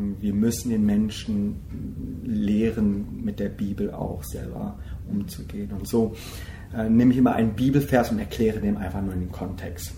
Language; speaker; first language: German; early bilingual, other home language; Korean